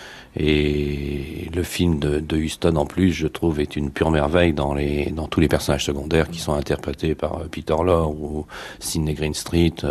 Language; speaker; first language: French; native; French